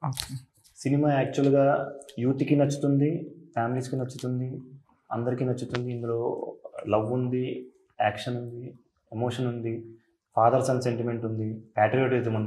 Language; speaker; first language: Telugu; native; Telugu